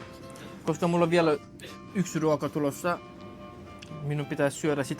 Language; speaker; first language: Finnish; non-native, learner; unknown